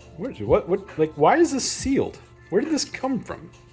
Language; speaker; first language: English; native; English